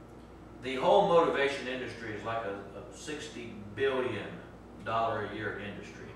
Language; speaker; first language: English; native; English